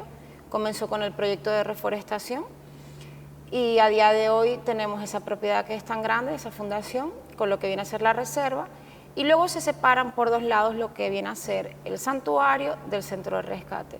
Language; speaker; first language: Spanish; native; Spanish